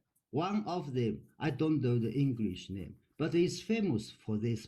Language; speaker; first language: English; non-native, learner; Chinese